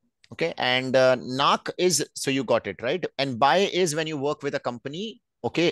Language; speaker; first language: English; non-native, local second language; Hindi